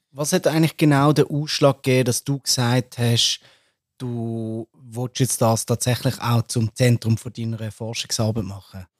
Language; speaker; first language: German; native; German